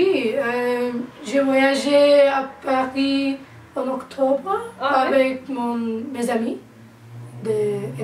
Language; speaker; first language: French; non-native, local second language; Malayalam